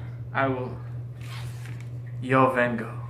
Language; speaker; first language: Spanish; non-native, learner; English